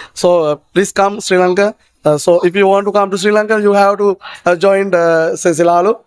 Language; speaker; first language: English; non-native, learner; Sinhala